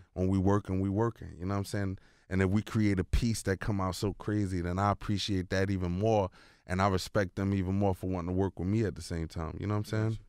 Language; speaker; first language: English; native; English